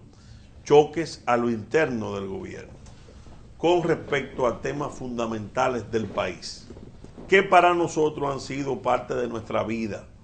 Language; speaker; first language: Spanish; native; Spanish